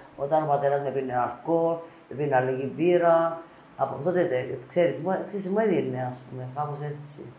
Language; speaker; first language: Greek; native; Greek